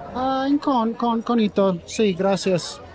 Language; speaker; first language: Spanish; non-native, learner; English